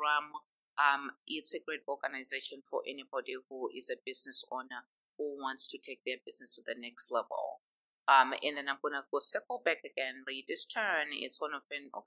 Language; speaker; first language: English; non-native, local second language; Shona